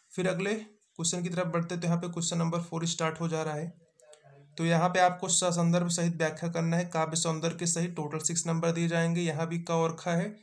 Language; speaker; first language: Hindi; native; Hindi